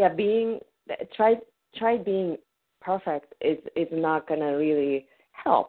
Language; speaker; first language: English; non-native, fluent; Japanese